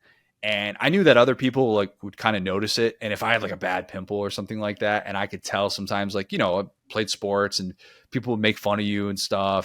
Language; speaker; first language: English; native; English